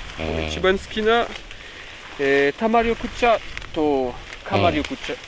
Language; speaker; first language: Japanese; non-native, fluent; French